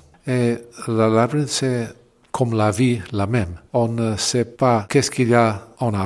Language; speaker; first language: French; non-native, learner; English